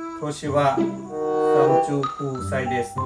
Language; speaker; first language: Japanese; non-native, learner; Thai